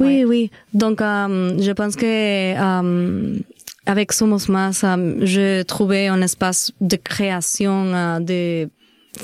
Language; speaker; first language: French; non-native, learner; Spanish